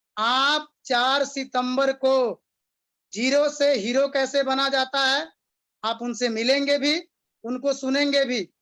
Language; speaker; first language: Hindi; native; Hindi